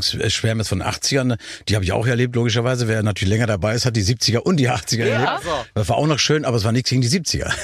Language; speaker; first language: German; native; German